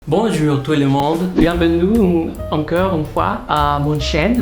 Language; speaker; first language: French; non-native, learner; Spanish